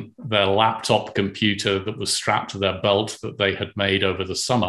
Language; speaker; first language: English; native; English